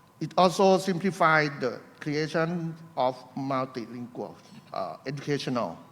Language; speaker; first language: English; non-native, fluent; Thai